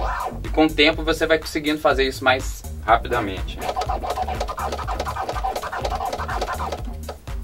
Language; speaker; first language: Portuguese; native; Portuguese